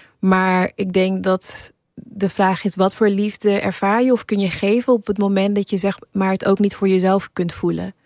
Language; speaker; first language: Dutch; early bilingual, other home language; English